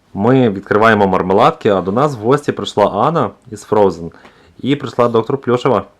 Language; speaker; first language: Ukrainian; native; Ukrainian